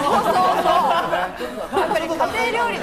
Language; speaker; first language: Japanese; native; Japanese